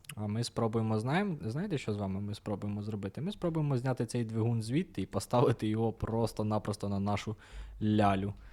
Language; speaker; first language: Ukrainian; non-native, local second language; Russian